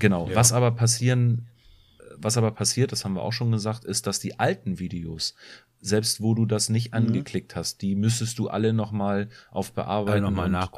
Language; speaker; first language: German; native; German